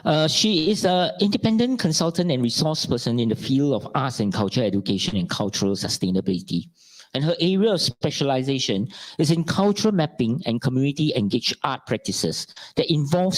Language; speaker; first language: English; non-native, local second language; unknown